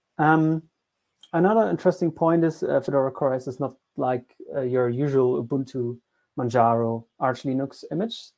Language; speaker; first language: English; non-native, fluent; German